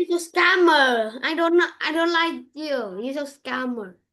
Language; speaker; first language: English; non-native, learner; Vietnamese